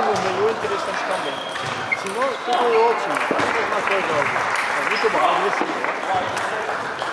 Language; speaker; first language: Portuguese; non-native, fluent; French